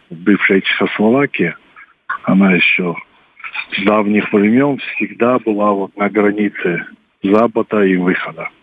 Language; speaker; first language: Russian; non-native, local second language; Ossetic